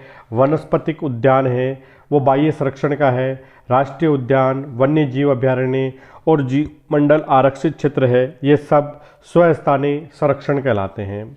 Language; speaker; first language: Hindi; native; Hindi